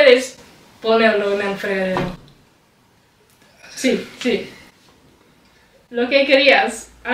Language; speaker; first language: Spanish; non-native, learner; English